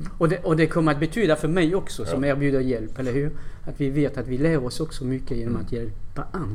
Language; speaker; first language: Swedish; non-native, fluent; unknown